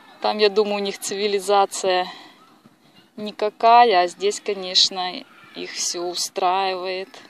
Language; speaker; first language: Russian; native; Russian